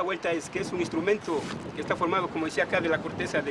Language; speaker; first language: Spanish; native; Spanish